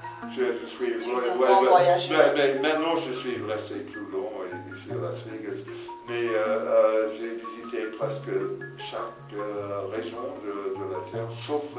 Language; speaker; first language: French; non-native, fluent; English